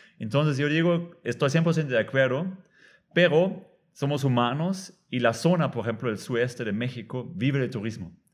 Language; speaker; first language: Spanish; non-native, fluent; German